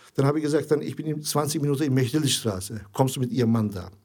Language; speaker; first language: German; non-native, learner; Turkish